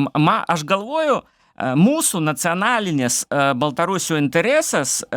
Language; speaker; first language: Lithuanian; non-native, learner; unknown